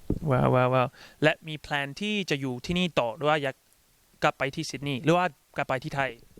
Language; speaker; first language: Thai; early bilingual, other home language; English